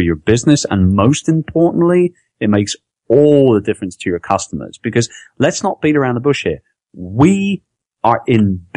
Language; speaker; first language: English; native; English